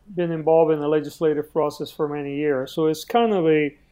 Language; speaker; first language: English; early bilingual, other home language; Spanish